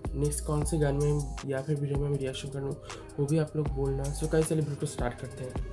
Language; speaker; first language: Hindi; non-native, local second language; Bangla